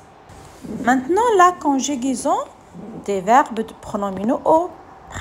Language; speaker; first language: French; non-native, fluent; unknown